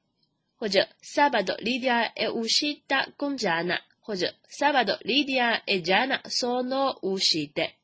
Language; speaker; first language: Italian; non-native, fluent; Chinese